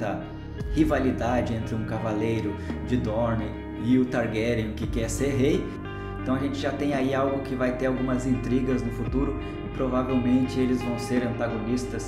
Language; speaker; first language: Portuguese; native; Portuguese